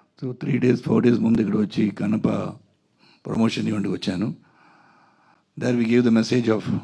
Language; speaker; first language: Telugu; non-native, local second language; Tamil